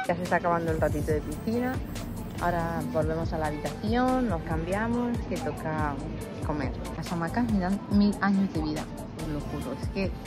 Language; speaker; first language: Spanish; native; Spanish